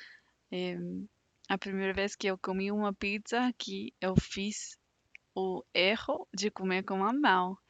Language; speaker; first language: Portuguese; non-native, fluent; English